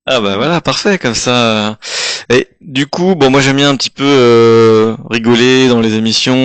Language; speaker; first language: French; native; French